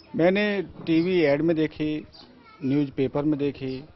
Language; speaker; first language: Hindi; native; Hindi